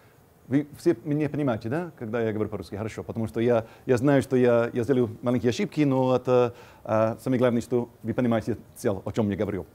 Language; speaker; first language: Russian; non-native, fluent; English